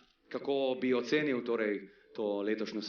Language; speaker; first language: Slovenian; native; Slovenian